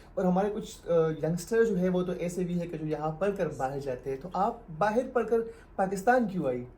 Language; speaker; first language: Urdu; native; Urdu